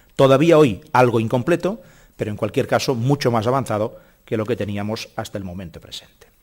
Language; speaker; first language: Spanish; non-native, local second language; Catalan